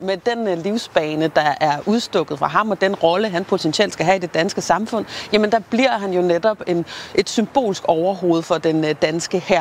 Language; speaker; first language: Danish; native; Danish